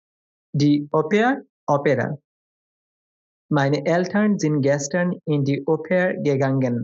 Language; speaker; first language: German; non-native, fluent; Bangla